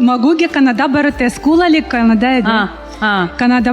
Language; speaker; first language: Kannada; non-native, learner; Russian